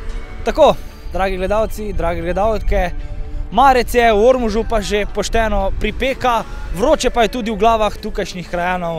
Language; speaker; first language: Slovenian; native; Slovenian